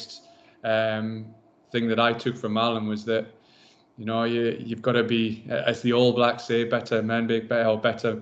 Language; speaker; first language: English; native; English